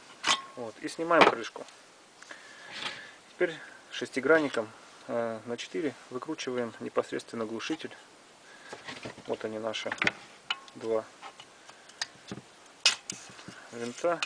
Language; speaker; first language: Russian; native; Russian